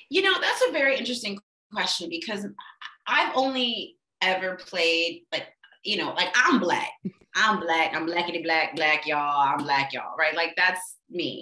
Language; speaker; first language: English; native; English